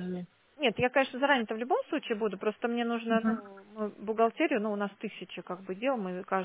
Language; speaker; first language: Russian; native; Russian